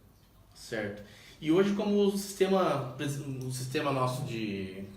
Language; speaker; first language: Portuguese; native; Portuguese